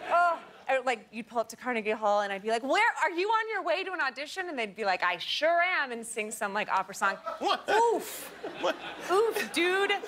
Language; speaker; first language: English; native; English